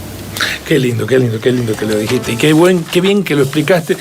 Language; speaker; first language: Spanish; native; Spanish